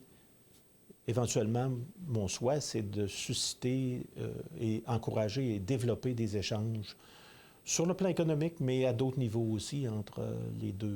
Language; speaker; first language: French; native; French